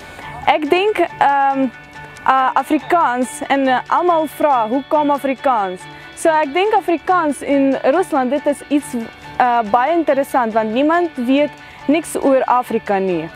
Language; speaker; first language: Afrikaans; non-native, fluent; Russian